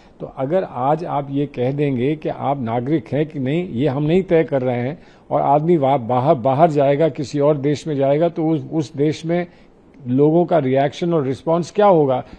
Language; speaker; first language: Hindi; native; Hindi